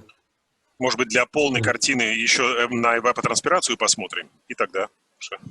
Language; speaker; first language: Russian; native; Russian